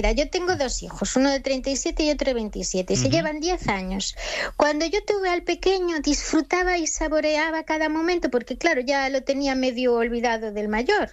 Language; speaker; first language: Spanish; native; Spanish